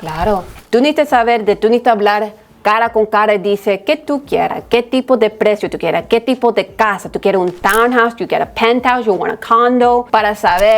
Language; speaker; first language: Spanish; early bilingual, heritage; Spanish